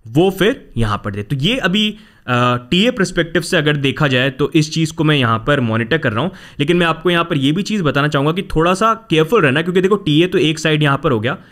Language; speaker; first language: Hindi; native; Hindi